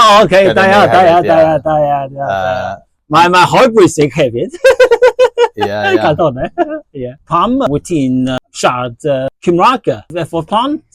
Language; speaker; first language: Welsh; non-native, learner; Cantonese